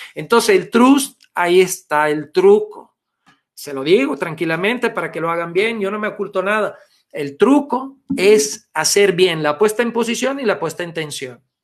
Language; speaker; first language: Spanish; non-native, fluent; Italian